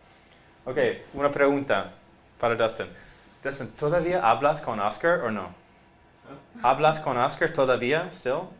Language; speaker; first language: Spanish; non-native, fluent; English